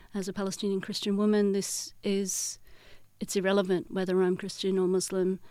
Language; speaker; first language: English; native; English